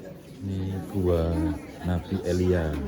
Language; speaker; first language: Indonesian; non-native, local second language; Javanese